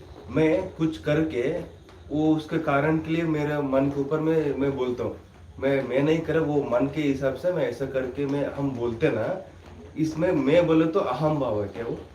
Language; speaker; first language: Hindi; non-native, local second language; Kannada